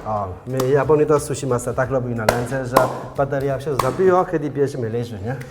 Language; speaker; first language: Polish; non-native, learner; Chinese